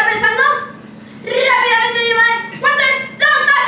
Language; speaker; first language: Spanish; native; Spanish